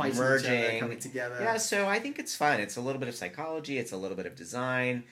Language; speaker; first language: English; native; English